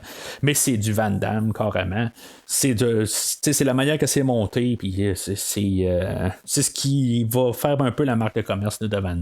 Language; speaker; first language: French; native; French